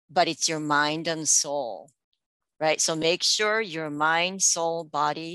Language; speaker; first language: English; non-native, local second language; Japanese